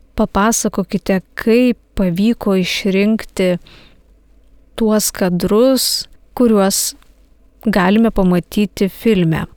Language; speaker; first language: Lithuanian; native; Lithuanian